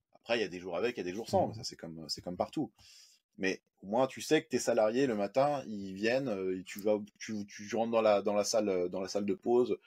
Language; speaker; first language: French; native; French